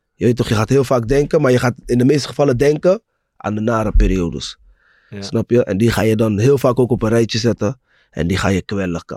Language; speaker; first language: Dutch; native; Dutch